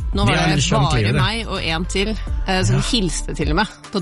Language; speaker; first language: Norwegian; native; Norwegian